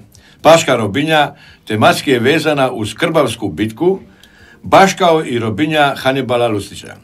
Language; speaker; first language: Croatian; native; Croatian